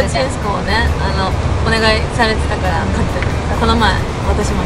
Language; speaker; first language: Japanese; native; Japanese